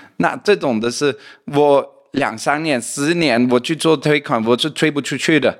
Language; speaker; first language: Chinese; non-native, fluent; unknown